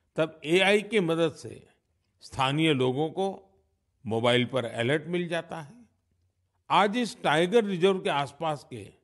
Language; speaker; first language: Hindi; non-native, local second language; Gujarati